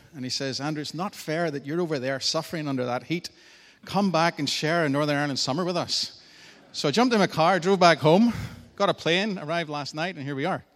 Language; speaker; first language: English; native; English